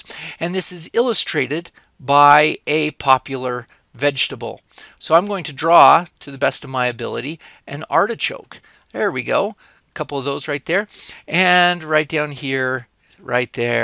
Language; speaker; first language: English; native; English